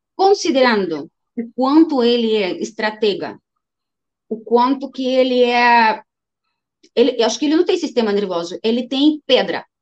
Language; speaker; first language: Portuguese; non-native, fluent; Ukrainian